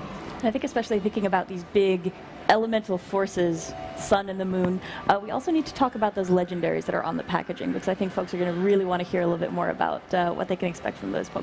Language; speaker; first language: English; native; English